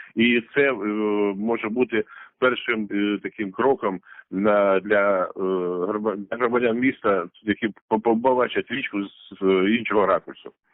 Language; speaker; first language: Ukrainian; non-native, local second language; Russian